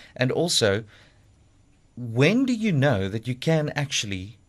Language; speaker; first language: English; non-native, local second language; Afrikaans